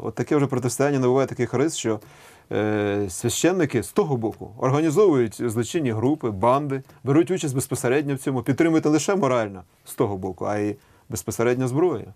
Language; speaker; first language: Ukrainian; native; Ukrainian